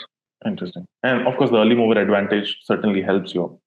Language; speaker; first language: English; non-native, local second language; Hindi